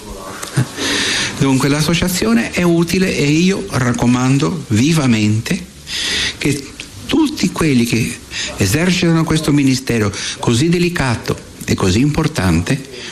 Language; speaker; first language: Italian; non-native, fluent; Portuguese